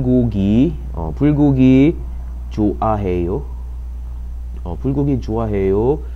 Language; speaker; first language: Korean; non-native, fluent; Filipino